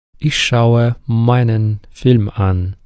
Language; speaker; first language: German; non-native, fluent; Ukrainian